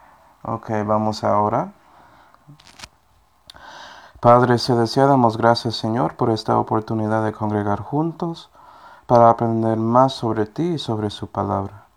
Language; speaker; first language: Spanish; non-native, fluent; English